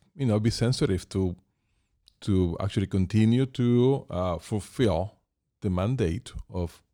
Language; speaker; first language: English; non-native, fluent; Spanish